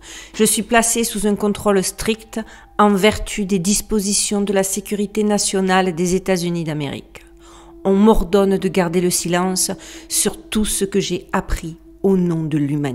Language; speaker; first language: French; native; French